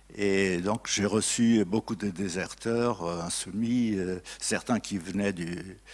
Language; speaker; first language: French; non-native, fluent; Portuguese